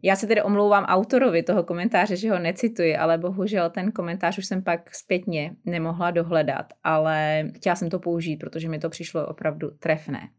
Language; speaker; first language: Czech; native; Czech